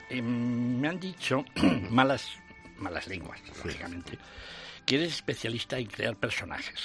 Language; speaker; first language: Spanish; native; Spanish